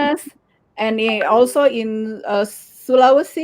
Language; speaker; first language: English; non-native, learner; Indonesian